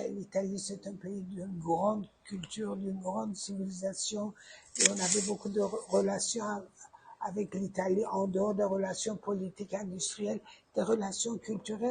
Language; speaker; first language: French; non-native, fluent; Persian